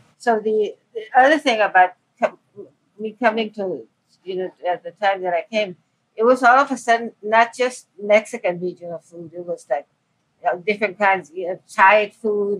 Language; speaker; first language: English; early bilingual, other home language; Spanish